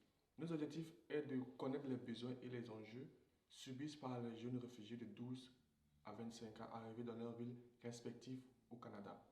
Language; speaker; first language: French; non-native, local second language; Sango